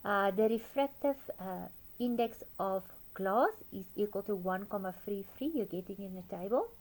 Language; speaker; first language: English; non-native, local second language; Afrikaans